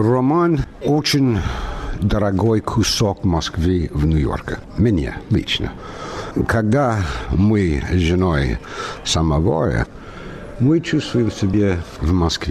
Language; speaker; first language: Russian; non-native, fluent; English